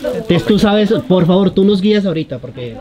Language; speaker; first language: Spanish; native; Spanish